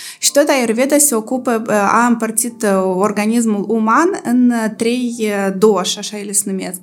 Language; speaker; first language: Romanian; native; Romanian